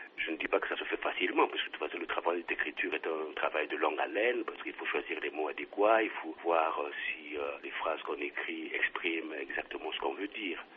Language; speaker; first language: French; non-native, local second language; Kongo